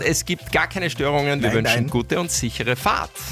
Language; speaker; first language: German; native; German